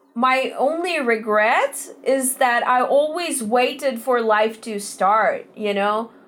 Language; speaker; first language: English; non-native, fluent; Russian